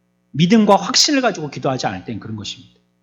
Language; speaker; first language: Korean; native; Korean